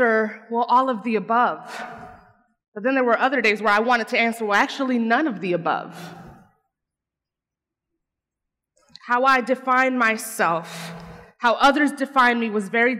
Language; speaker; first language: English; early bilingual, other home language; Spanish